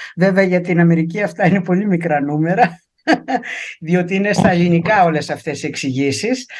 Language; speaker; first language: Greek; native; Greek